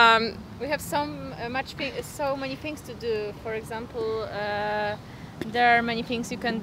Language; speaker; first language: English; non-native, fluent; Polish